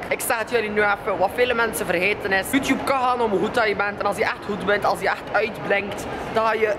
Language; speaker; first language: Dutch; native; Dutch